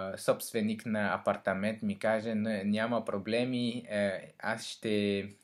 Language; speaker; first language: Bulgarian; non-native, learner; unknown